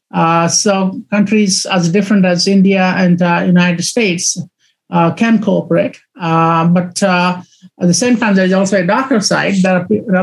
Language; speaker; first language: English; non-native, local second language; Odia